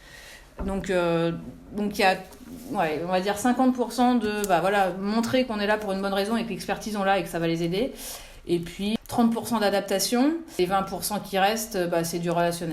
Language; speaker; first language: French; native; French